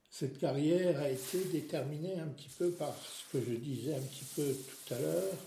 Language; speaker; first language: French; non-native, local second language; Swiss German